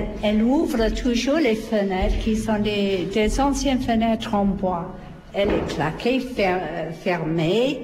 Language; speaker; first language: French; non-native, fluent; English